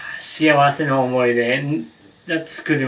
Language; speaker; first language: Japanese; non-native, learner; English